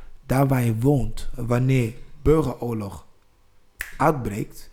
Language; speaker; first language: Dutch; non-native, fluent; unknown